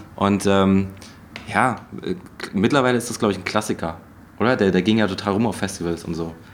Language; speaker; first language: German; native; German